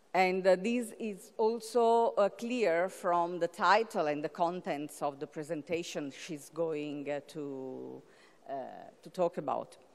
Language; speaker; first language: English; non-native, fluent; Italian